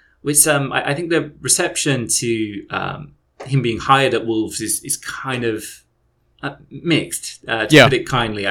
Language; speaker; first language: English; native; English